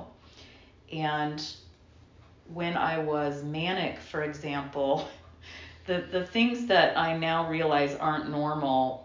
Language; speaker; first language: English; native; English